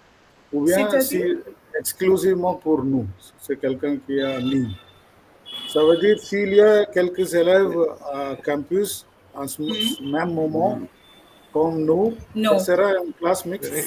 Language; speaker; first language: French; non-native, fluent; Malayalam